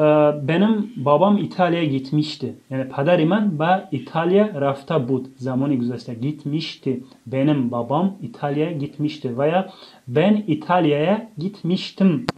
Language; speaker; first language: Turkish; non-native, fluent; Tajik